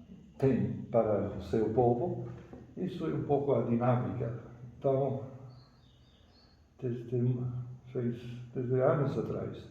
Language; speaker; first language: Portuguese; non-native, fluent; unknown